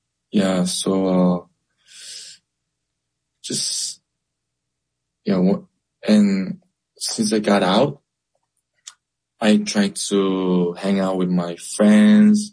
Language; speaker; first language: English; non-native, learner; Korean